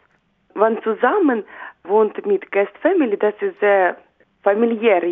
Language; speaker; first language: German; non-native, learner; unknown